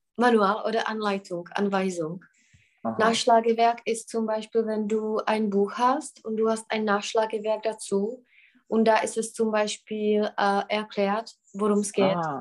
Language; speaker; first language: German; non-native, fluent; Czech